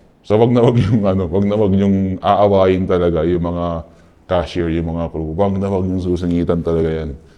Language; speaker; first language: Filipino; native; Filipino